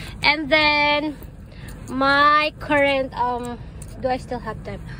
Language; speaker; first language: English; non-native, local second language; Filipino